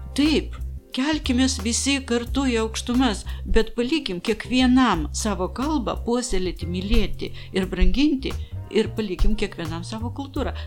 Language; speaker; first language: Lithuanian; non-native, local second language; Polish